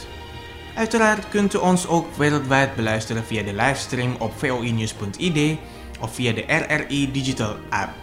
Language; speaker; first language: Dutch; non-native, fluent; Indonesian